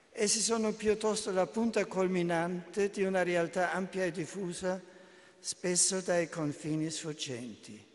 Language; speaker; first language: Italian; non-native, fluent; German